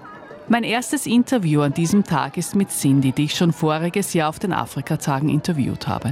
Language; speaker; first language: German; native; German